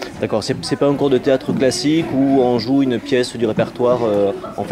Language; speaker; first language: French; native; French